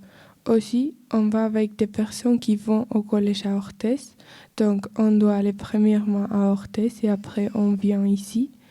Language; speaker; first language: French; non-native, learner; Spanish